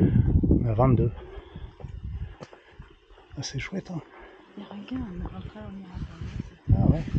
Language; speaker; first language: French; native; French